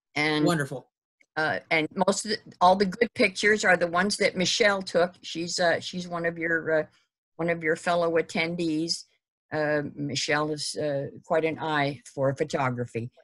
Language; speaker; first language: English; native; English